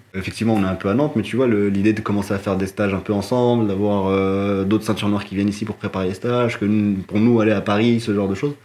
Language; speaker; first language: French; non-native, local second language; Arabic